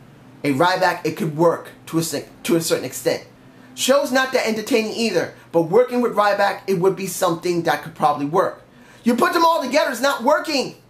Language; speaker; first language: English; native; English